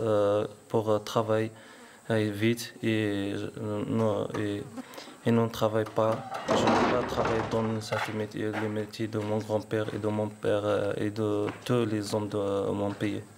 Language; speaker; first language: French; non-native, local second language; Arabic